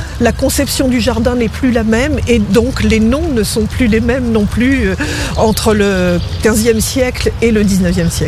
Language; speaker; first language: French; native; French